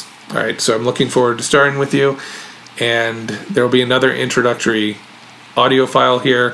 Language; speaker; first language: English; native; English